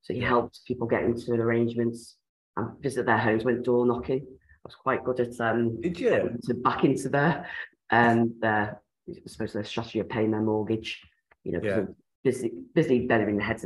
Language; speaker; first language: English; native; English